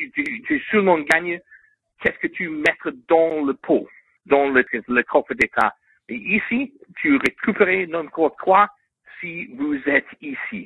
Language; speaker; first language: French; non-native, learner; English